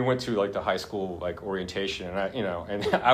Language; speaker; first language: English; native; English